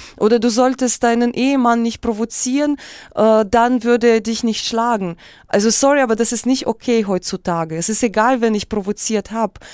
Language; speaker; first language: German; early bilingual, other home language; Russian